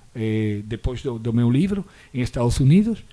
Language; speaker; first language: Portuguese; non-native, fluent; Spanish